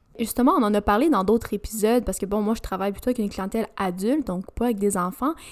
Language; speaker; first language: French; native; French